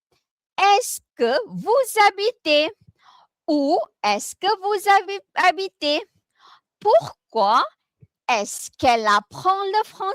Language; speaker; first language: French; non-native, fluent; Malay